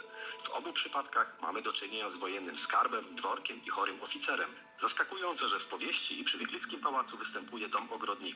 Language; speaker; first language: Polish; native; Polish